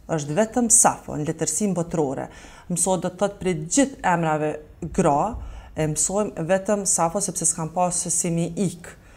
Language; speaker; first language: Albanian; native; Albanian